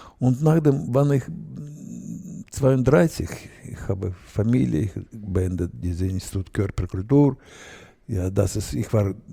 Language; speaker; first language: German; non-native, learner; Russian